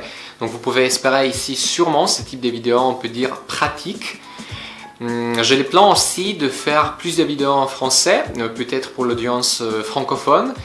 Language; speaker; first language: French; non-native, fluent; Polish